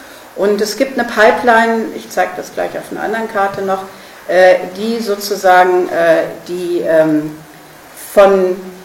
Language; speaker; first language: German; native; German